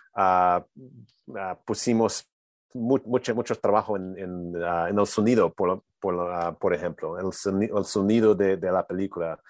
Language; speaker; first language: Spanish; non-native, learner; English